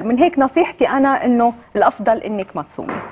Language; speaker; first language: Arabic; native; Arabic